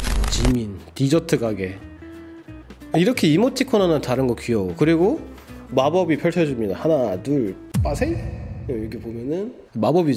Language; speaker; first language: Korean; native; Korean